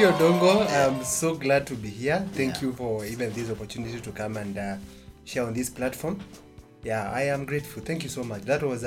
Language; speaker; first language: English; non-native, local second language; Embu